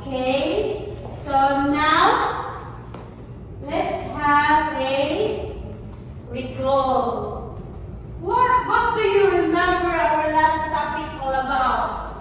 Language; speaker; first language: English; non-native, local second language; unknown